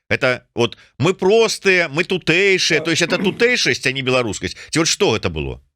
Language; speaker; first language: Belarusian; non-native, local second language; Russian